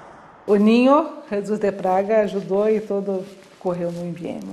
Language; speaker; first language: Spanish; non-native, learner; Portuguese